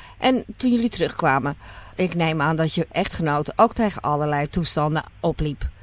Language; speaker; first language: Dutch; native; Dutch